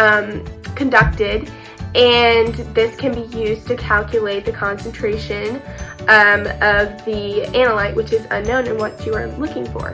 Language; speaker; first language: English; native; English